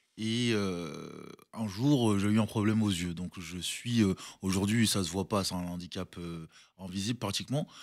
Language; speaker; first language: French; early bilingual, other home language; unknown